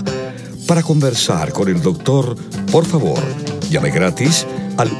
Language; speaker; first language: Spanish; native; Spanish